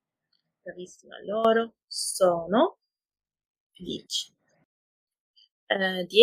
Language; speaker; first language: Italian; non-native, fluent; Arabic